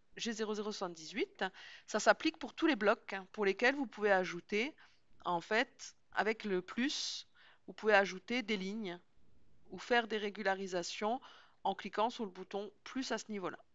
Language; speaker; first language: French; native; French